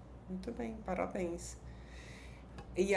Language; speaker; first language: Portuguese; native; Portuguese